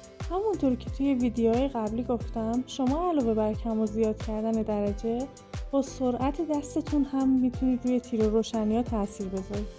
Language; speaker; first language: Persian; native; Persian